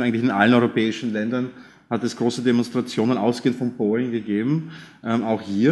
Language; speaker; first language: German; native; German